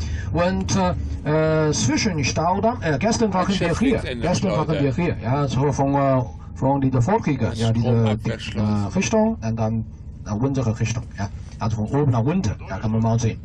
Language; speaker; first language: German; non-native, fluent; Chinese